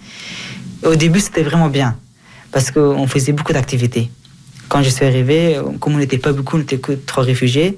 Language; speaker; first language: French; non-native, fluent; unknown